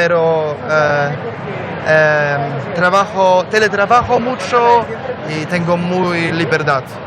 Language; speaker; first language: Spanish; non-native, learner; Polish